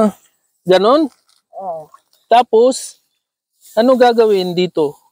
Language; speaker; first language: Filipino; non-native, learner; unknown